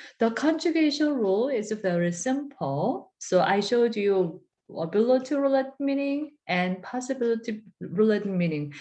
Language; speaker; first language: English; non-native, fluent; Korean